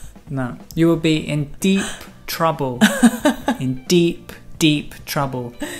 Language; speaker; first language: English; native; English